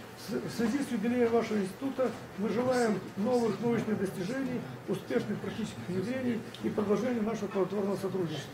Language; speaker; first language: Russian; non-native, local second language; Romanian